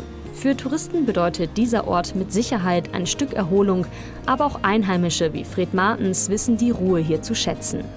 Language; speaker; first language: German; native; German